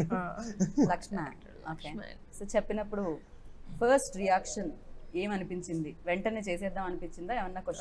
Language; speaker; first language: Telugu; native; Telugu